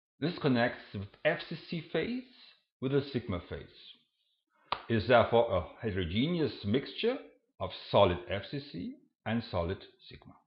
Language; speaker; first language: English; non-native, fluent; German